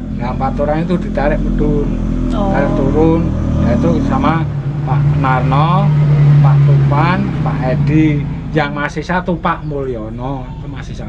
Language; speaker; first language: Indonesian; non-native, local second language; Javanese